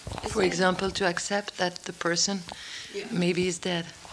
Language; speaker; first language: English; non-native, learner; French